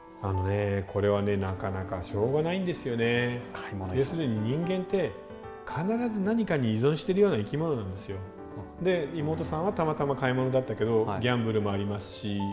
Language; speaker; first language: Japanese; native; Japanese